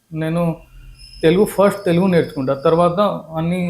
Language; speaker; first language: Telugu; non-native, fluent; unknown